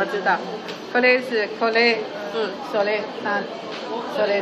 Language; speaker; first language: Japanese; non-native, learner; Chinese